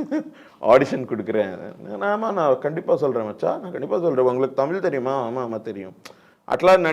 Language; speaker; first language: Tamil; non-native, learner; Telugu